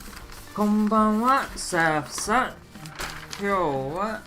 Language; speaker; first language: Japanese; non-native, learner; English